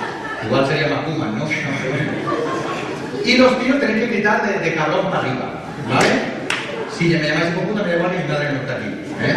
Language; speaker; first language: Spanish; native; Spanish